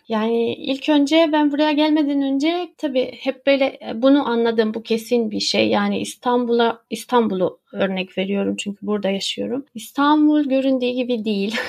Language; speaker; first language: Turkish; early bilingual, heritage; Turkish